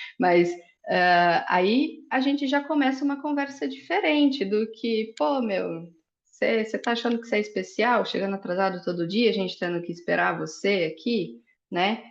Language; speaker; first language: Portuguese; native; Portuguese